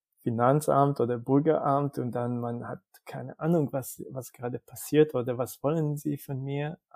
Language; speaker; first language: German; non-native, fluent; Hebrew